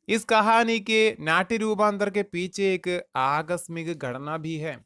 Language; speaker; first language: Hindi; non-native, local second language; Malayalam